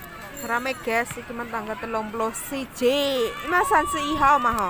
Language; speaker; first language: Chinese; non-native, learner; Javanese